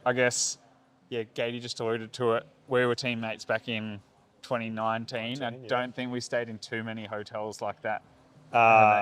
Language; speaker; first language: English; native; English